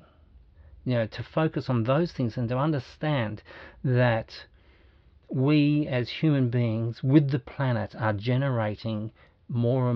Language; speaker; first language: English; native; English